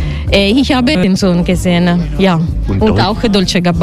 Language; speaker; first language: German; non-native, learner; Italian